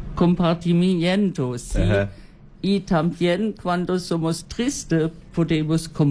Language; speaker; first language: Spanish; non-native, learner; German